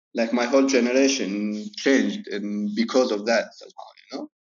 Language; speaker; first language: English; non-native, fluent; Arabic